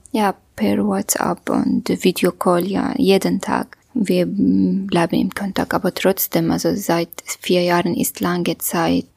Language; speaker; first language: German; non-native, learner; Kurdish